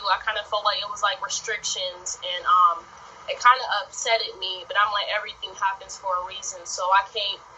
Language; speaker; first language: English; native; English